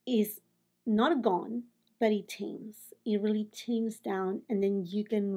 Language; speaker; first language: English; non-native, fluent; Spanish